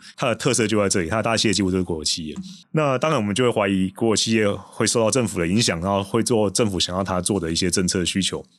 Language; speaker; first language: Chinese; native; Chinese